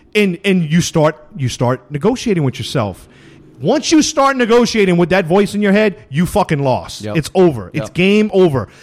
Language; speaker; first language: English; native; English